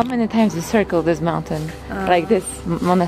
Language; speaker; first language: English; non-native, fluent; Polish